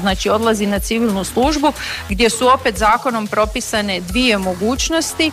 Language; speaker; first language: Serbian; native; Serbian